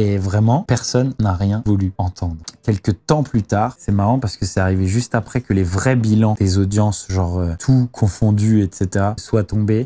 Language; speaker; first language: French; native; French